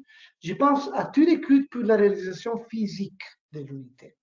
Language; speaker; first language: French; non-native, learner; Italian